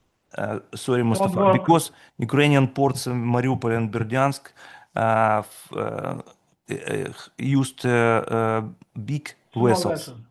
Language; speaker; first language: English; non-native, fluent; Russian